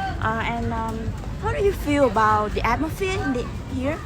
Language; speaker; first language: English; non-native, learner; Vietnamese